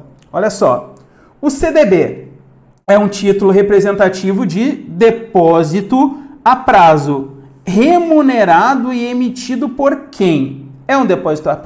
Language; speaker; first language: Portuguese; native; Portuguese